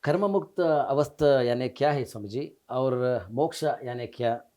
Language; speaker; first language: Hindi; non-native, local second language; Kannada